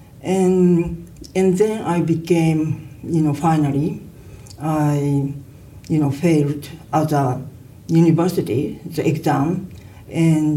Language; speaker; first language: English; non-native, learner; Japanese